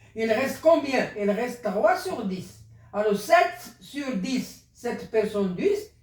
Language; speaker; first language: French; non-native, local second language; Arabic